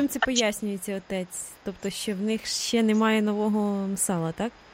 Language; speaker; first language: Ukrainian; native; Ukrainian